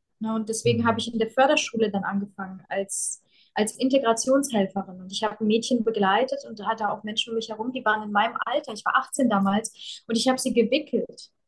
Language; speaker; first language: German; early bilingual, other home language; Russian